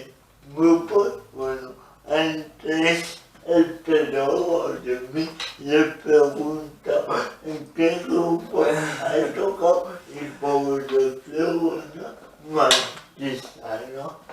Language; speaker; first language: Spanish; non-native, local second language; Basque